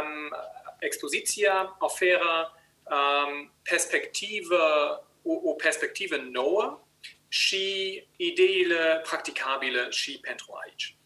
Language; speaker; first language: Romanian; non-native, learner; German